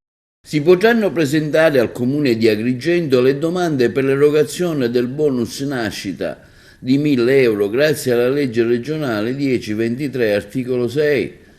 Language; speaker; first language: Italian; native; Italian